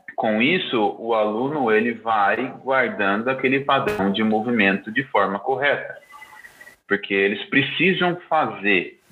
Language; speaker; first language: Portuguese; native; Portuguese